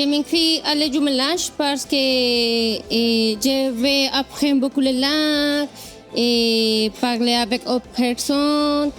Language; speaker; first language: French; non-native, learner; Spanish